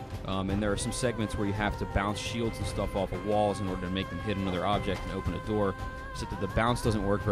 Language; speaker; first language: English; native; English